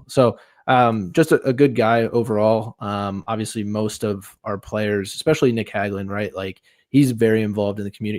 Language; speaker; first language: English; native; English